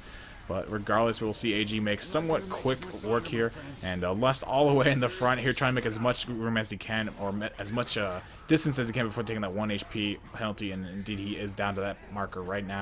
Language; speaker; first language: English; native; English